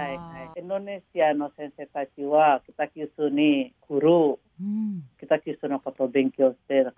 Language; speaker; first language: Japanese; non-native, fluent; Indonesian